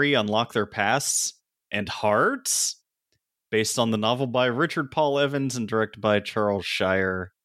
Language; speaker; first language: English; native; English